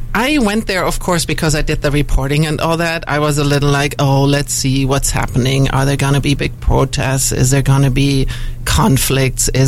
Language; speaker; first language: English; non-native, fluent; German